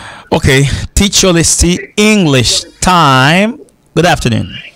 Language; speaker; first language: English; non-native, fluent; Haitian Creole